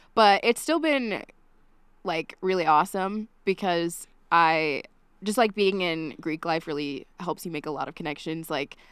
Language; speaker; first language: English; native; English